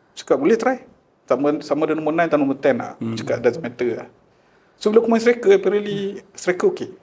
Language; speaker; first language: Malay; native; Malay